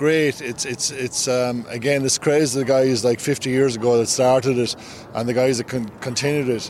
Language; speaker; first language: English; native; English